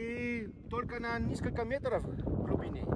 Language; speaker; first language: Russian; non-native, fluent; French